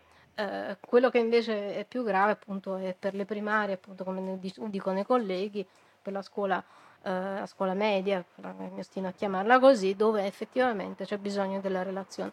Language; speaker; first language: Italian; native; Italian